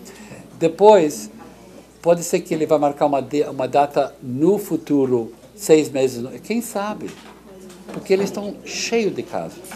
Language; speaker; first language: Portuguese; non-native, fluent; English